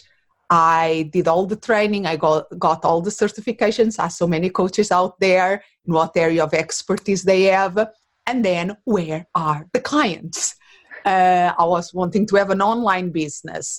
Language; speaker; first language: English; non-native, fluent; Portuguese